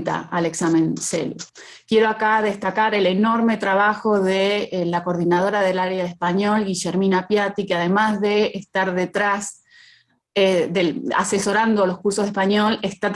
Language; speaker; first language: Spanish; native; Spanish